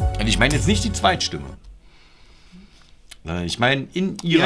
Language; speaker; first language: German; native; German